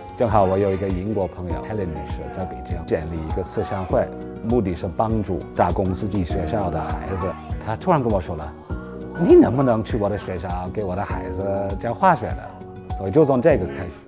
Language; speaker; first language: Chinese; non-native, fluent; English